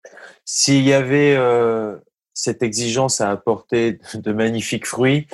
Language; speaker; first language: French; native; French